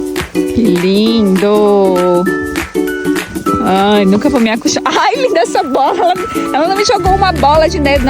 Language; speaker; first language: Portuguese; native; Portuguese